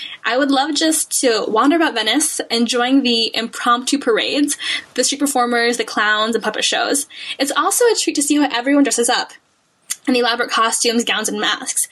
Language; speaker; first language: English; native; English